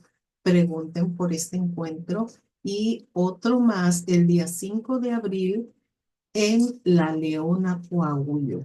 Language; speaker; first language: Spanish; native; Spanish